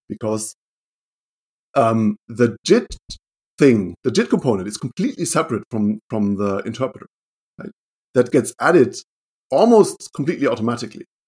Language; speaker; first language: English; non-native, fluent; German